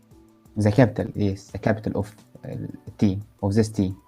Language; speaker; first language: English; non-native, learner; Arabic